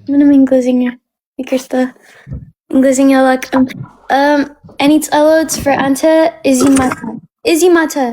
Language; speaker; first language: Amharic; non-native, learner; English